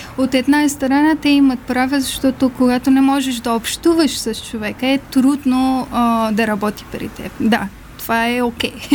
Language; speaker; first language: Bulgarian; non-native, fluent; Persian